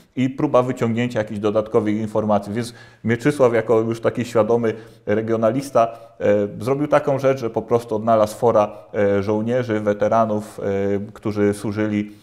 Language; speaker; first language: Polish; native; Polish